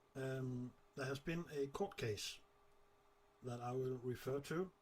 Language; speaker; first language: English; non-native, fluent; Danish